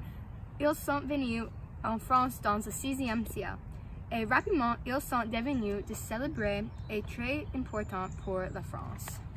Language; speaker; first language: French; non-native, learner; English